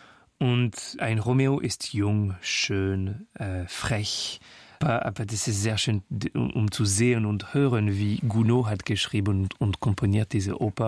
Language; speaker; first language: German; non-native, fluent; French